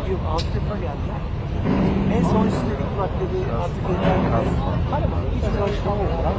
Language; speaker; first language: Turkish; native; Turkish